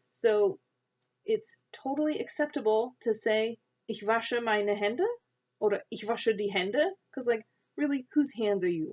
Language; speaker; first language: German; non-native, fluent; English